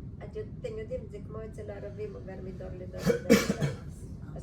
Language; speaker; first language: Hebrew; early bilingual, other home language; Bulgarian